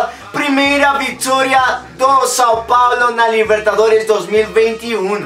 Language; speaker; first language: Portuguese; non-native, learner; Spanish